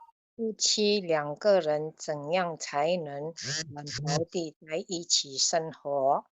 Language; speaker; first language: Chinese; non-native, learner; Indonesian